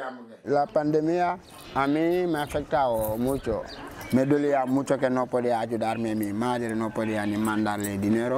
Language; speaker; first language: Spanish; non-native, fluent; Wolof